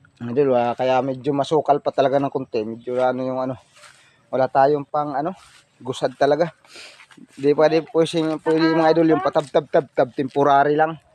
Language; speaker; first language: Filipino; non-native, local second language; Cebuano